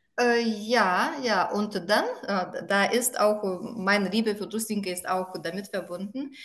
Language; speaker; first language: German; non-native, fluent; Lithuanian